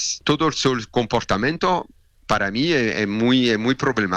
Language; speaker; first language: Spanish; non-native, learner; French